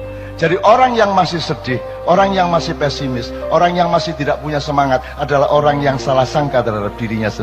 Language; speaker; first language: Indonesian; non-native, local second language; Javanese